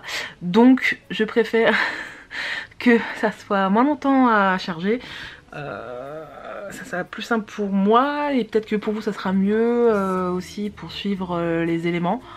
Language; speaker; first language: French; native; French